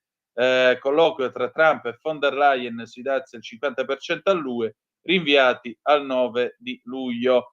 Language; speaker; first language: Italian; native; Italian